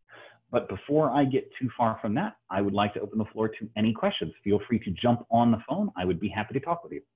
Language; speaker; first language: English; native; English